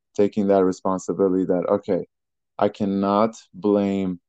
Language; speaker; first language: English; early bilingual, other home language; Persian